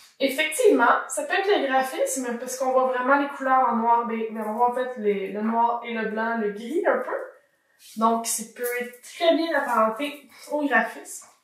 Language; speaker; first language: French; native; French